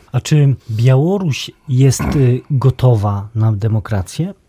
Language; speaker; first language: Polish; native; Polish